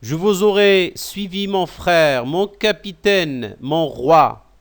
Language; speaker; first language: French; non-native, local second language; Arabic